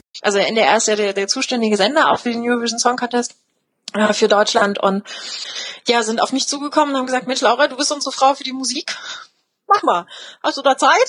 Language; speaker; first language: German; native; German